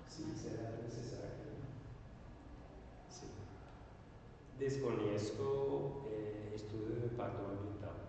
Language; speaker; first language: Portuguese; non-native, learner; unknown